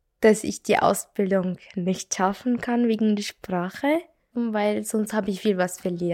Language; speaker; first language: German; non-native, learner; Arabic